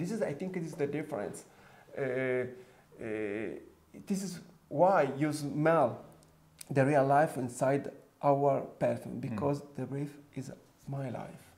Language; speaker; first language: English; non-native, fluent; Italian